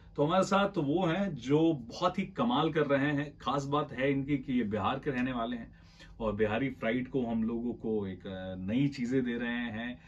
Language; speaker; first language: Hindi; native; Hindi